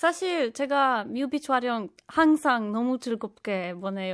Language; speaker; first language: Korean; non-native, fluent; Polish